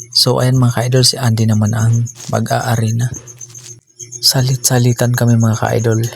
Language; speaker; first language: Filipino; non-native, local second language; Bikol